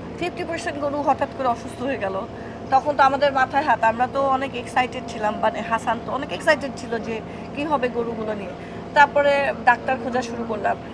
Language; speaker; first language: Bangla; native; Bangla